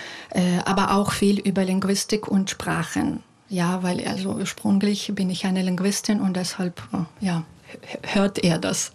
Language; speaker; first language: German; non-native, fluent; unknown